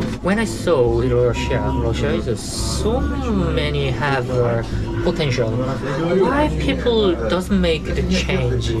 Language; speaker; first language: English; non-native, learner; Korean